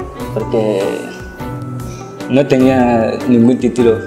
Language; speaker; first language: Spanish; non-native, learner; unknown